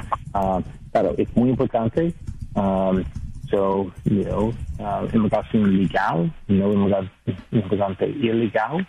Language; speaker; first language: Spanish; non-native, learner; English